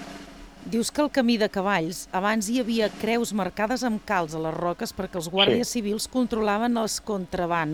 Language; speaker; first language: Catalan; native; Catalan